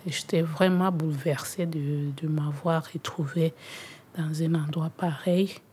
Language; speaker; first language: French; non-native, local second language; Swahili